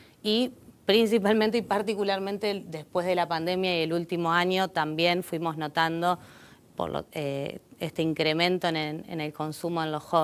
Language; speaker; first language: Spanish; native; Spanish